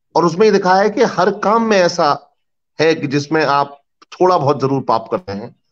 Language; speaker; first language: Hindi; native; Hindi